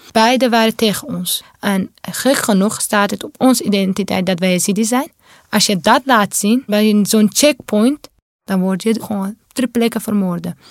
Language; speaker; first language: Dutch; non-native, fluent; Kurdish